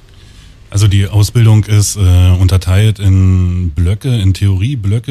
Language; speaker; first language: German; native; German